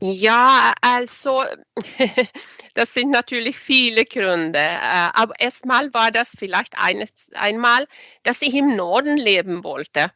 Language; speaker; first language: German; non-native, fluent; Swedish